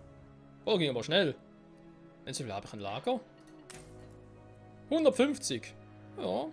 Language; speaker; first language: German; native; German